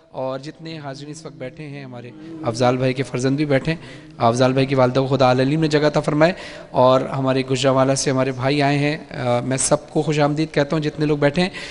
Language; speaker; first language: Urdu; native; Urdu